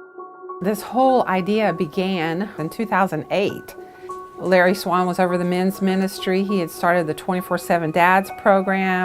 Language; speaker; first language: English; native; English